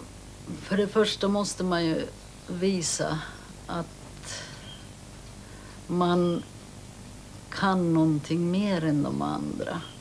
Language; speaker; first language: Swedish; early bilingual, other home language; Finnish